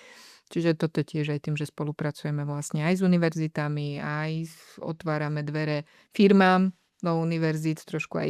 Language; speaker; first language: Slovak; native; Slovak